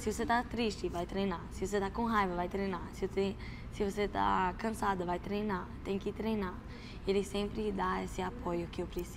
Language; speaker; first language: Portuguese; early bilingual, heritage; Portuguese